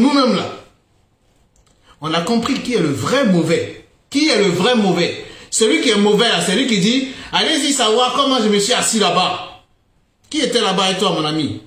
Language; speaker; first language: French; native; French